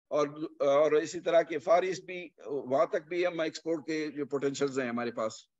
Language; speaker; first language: Urdu; non-native, local second language; Punjabi